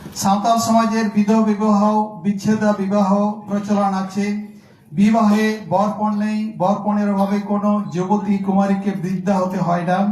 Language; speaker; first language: Bangla; non-native, local second language; Santali